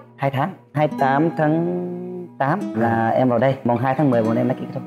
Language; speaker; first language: Vietnamese; native; Vietnamese